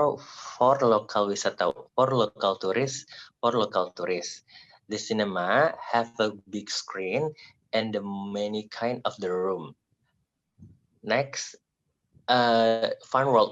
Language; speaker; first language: English; non-native, learner; Indonesian